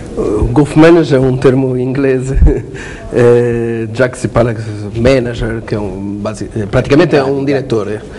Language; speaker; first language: Italian; non-native, learner; Portuguese